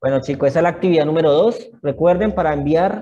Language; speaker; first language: Spanish; native; Spanish